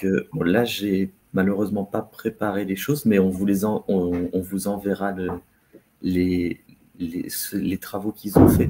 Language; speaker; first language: French; native; French